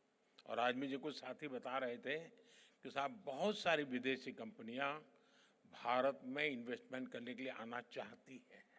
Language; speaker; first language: Hindi; non-native, local second language; Gujarati